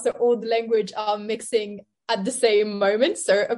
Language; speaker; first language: English; non-native, fluent; French